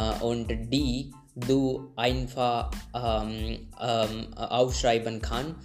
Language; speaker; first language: German; non-native, learner; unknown